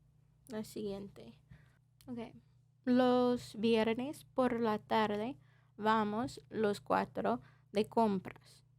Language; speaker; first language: Spanish; non-native, learner; English